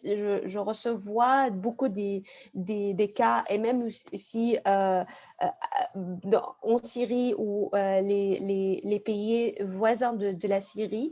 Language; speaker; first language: French; non-native, fluent; Arabic